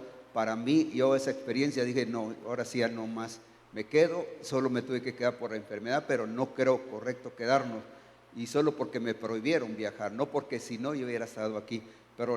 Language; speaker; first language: Spanish; native; Spanish